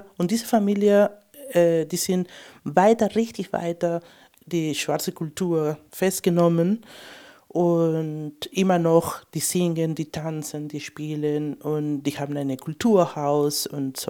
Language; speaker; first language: German; non-native, fluent; Spanish